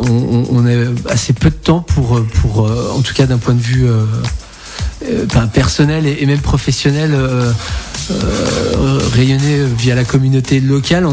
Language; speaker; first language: French; native; French